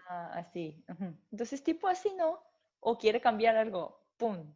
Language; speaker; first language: Spanish; non-native, learner; Japanese